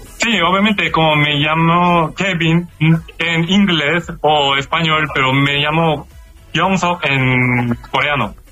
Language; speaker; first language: Spanish; non-native, learner; Korean